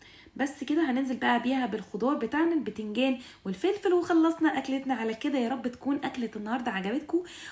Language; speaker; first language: Arabic; native; Arabic